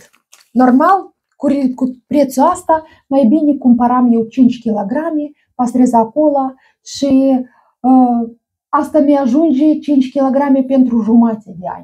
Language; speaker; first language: Romanian; non-native, learner; Russian